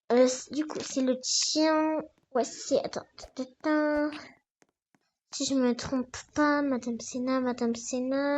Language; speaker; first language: French; native; French